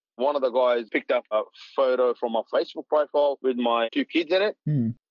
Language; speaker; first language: English; non-native, local second language; Punjabi